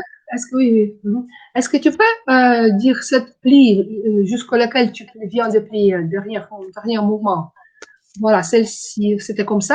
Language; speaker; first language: French; non-native, learner; Ukrainian